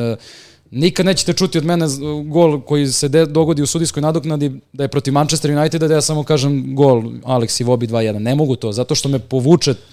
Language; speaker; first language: Serbian; native; Serbian